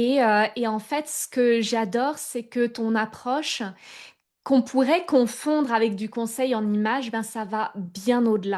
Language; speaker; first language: French; native; French